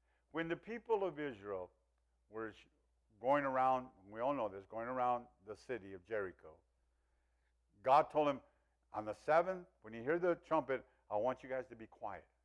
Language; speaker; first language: English; early bilingual, other home language; Spanish